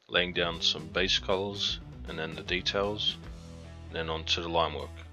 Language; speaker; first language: English; native; English